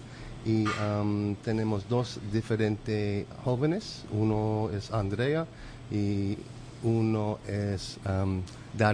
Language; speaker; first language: Spanish; non-native, learner; English